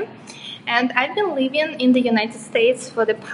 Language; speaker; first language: English; non-native, fluent; Russian